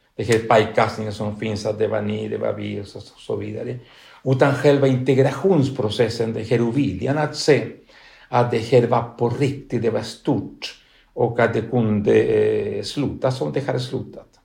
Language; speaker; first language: Swedish; non-native, fluent; Spanish